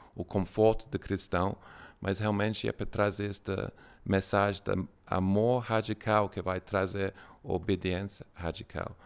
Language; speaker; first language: Portuguese; non-native, fluent; English